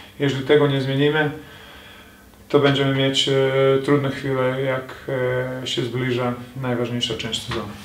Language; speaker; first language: Polish; non-native, fluent; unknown